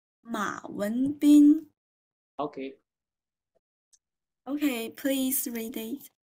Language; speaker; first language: English; non-native, fluent; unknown